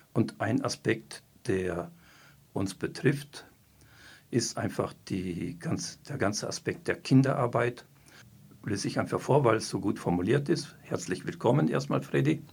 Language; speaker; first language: German; native; German